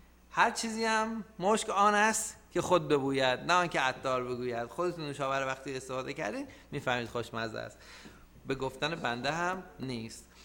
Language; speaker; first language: Persian; native; Persian